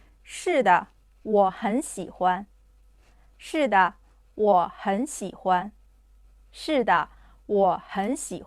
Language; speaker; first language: Chinese; non-native, fluent; Urdu